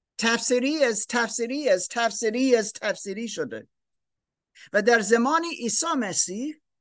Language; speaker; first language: Persian; non-native, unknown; German